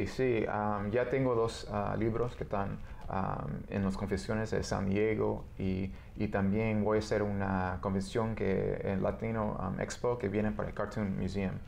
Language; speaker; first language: Spanish; early bilingual, heritage; Spanish